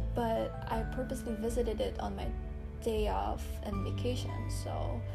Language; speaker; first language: English; non-native, local second language; Bikol